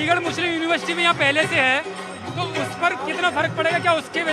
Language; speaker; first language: Hindi; native; Hindi